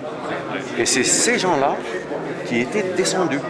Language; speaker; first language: French; non-native, local second language; Arabic